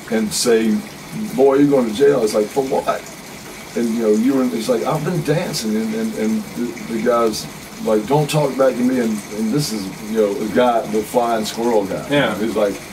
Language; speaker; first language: English; native; English